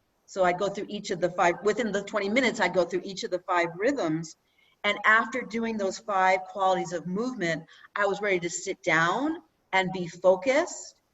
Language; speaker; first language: English; native; English